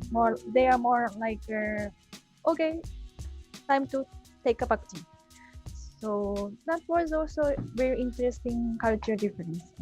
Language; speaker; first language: English; non-native, fluent; Japanese